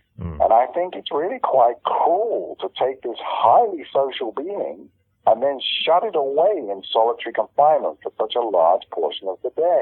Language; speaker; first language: English; native; English